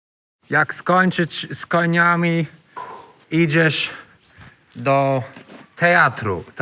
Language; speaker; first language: Polish; non-native, learner; English